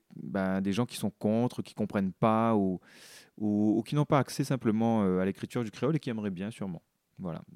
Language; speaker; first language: French; non-native, local second language; Réunion Creole French